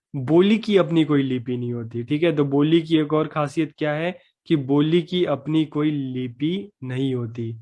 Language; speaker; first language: Hindi; native; Hindi